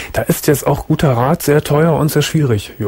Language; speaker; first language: German; native; German